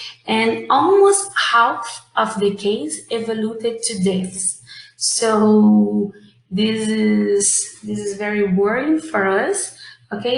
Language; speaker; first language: English; non-native, fluent; Portuguese